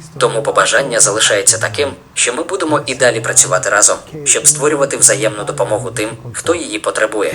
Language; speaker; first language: Ukrainian; non-native, fluent; Italian